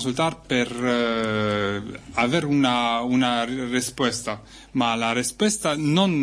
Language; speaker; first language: Italian; non-native, fluent; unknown